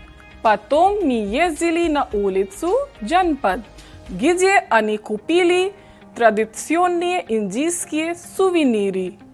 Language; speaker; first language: Russian; non-native, fluent; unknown